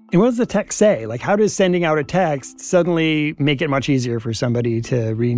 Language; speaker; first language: English; native; English